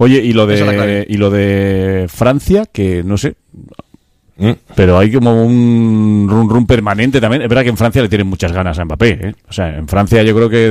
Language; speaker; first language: Spanish; native; Spanish